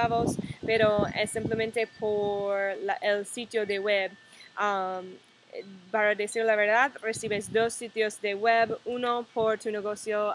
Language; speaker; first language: Spanish; non-native, fluent; English